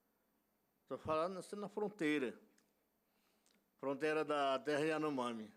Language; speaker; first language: Portuguese; non-native, local second language; Yanomámi